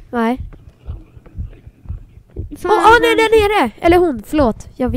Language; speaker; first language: Swedish; native; Swedish